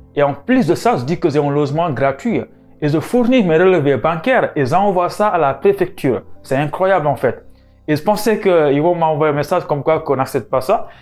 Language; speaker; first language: French; non-native, local second language; Wolof